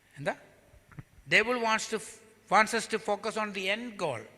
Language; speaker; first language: English; non-native, local second language; Malayalam